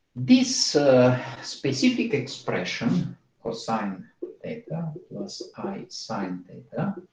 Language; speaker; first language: English; non-native, fluent; Bulgarian